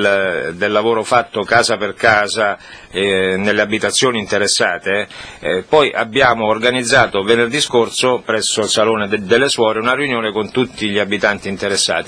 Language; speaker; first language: Italian; native; Italian